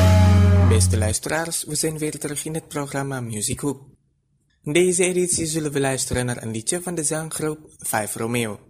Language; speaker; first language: Dutch; non-native, fluent; Indonesian